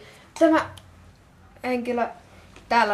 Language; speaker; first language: Finnish; native; Finnish